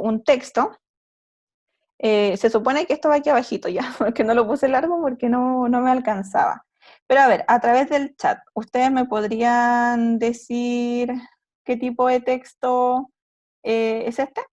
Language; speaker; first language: Spanish; native; Spanish